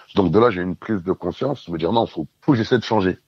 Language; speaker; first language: French; native; French